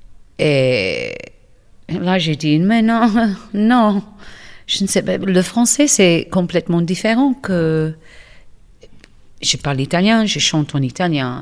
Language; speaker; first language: French; non-native, fluent; English